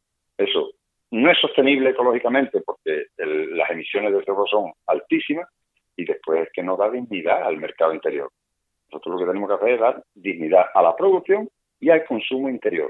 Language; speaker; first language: Spanish; native; Spanish